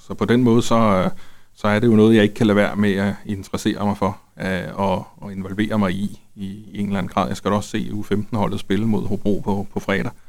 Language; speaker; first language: Danish; native; Danish